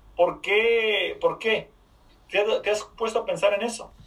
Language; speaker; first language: Spanish; native; Spanish